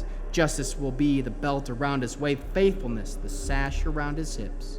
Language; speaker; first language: English; native; English